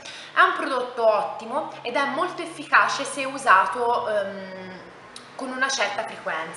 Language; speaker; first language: Italian; native; Italian